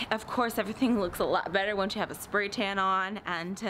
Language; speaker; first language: English; native; English